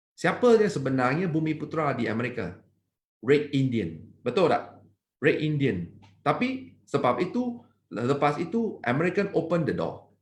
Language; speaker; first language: Malay; non-native, local second language; Chinese